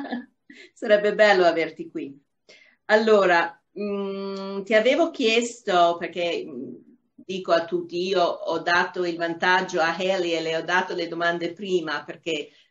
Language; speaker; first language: Italian; non-native, fluent; English